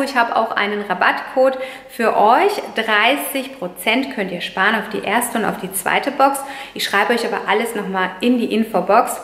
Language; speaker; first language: German; native; German